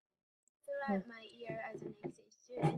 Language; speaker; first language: English; non-native, learner; Japanese